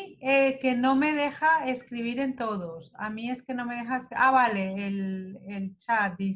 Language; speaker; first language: Spanish; native; Spanish